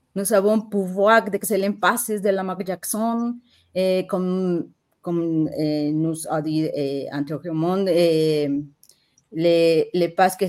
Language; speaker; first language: French; non-native, fluent; Spanish